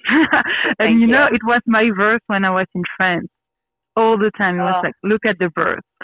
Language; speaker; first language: English; non-native, learner; French